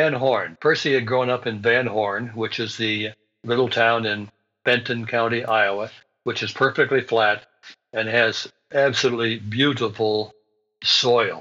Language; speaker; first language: English; native; English